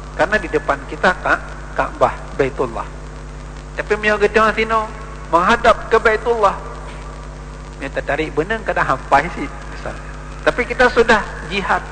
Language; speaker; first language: Indonesian; non-native, local second language; Achinese